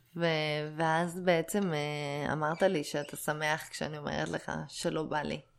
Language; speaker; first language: Hebrew; early bilingual, other home language; Russian